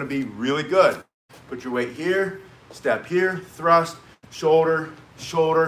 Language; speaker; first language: English; native; English